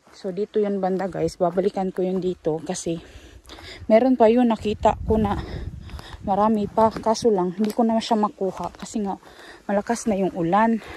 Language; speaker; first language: Filipino; non-native, local second language; Cebuano